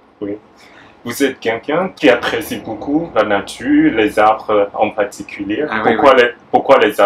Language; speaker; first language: French; non-native, fluent; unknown